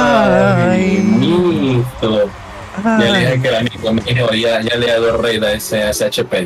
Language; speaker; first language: Spanish; native; Spanish